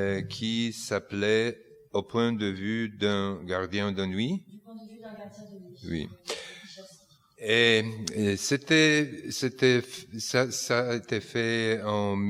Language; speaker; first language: French; non-native, fluent; Polish